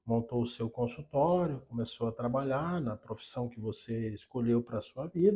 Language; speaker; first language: Portuguese; native; Portuguese